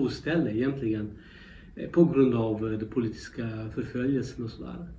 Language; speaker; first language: Swedish; non-native, local second language; Kurdish